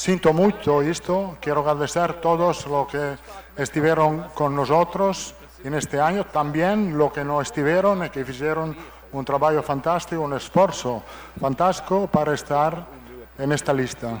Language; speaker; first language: Portuguese; non-native, learner; Italian